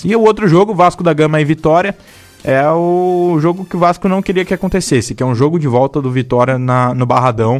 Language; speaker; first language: Portuguese; native; Portuguese